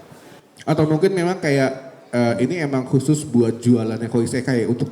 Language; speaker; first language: Indonesian; native; Indonesian